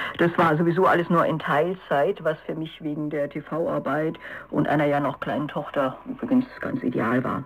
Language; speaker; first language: German; native; German